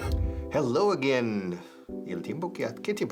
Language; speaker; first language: Spanish; native; Spanish